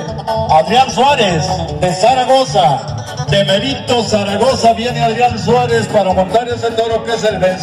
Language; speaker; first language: Spanish; native; Spanish